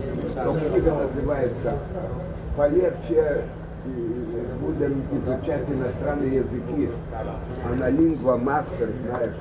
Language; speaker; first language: Russian; non-native, fluent; Lithuanian